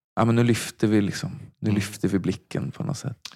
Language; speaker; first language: Swedish; native; Swedish